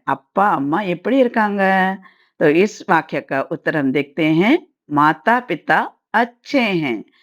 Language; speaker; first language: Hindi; non-native, local second language; Tamil